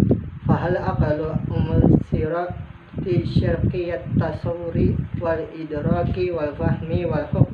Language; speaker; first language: Arabic; non-native, learner; Indonesian